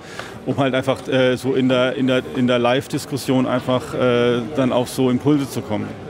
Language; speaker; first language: German; native; German